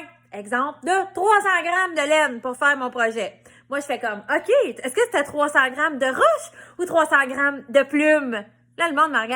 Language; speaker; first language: French; native; French